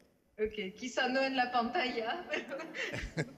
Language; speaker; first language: Spanish; non-native, fluent; French